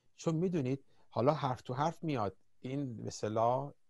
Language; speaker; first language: Persian; native; Persian